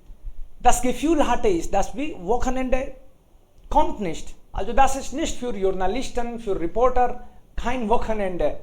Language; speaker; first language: German; non-native, fluent; Hindi